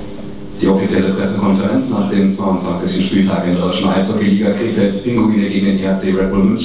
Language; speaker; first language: German; native; German